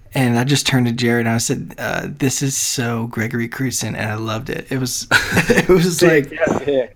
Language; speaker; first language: English; early bilingual, other home language; Polish